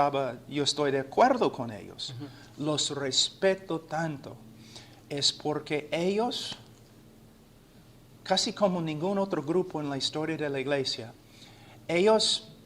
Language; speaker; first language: Spanish; non-native, fluent; English